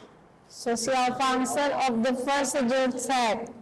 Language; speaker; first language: English; non-native, learner; Indonesian